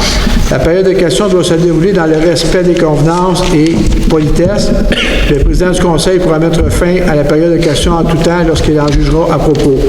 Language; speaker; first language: French; native; French